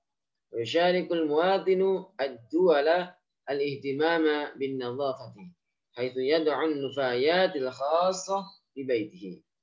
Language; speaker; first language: Arabic; non-native, fluent; Indonesian